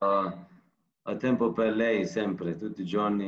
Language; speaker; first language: Italian; non-native, learner; Turkish